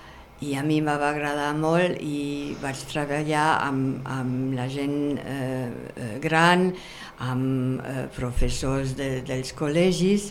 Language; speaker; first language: Catalan; non-native, fluent; German